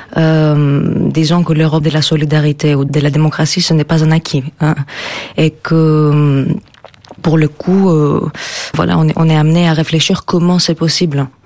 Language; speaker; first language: French; non-native, fluent; Greek